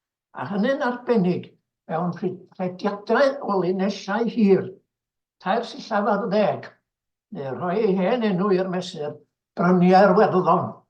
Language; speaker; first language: Welsh; native; Welsh